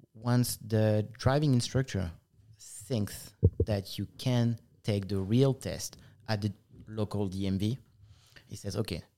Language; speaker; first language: English; non-native, fluent; French